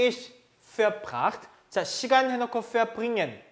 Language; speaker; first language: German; non-native, fluent; Korean